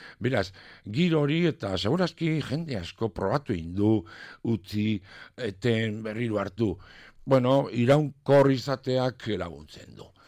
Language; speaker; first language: Basque; non-native, local second language; French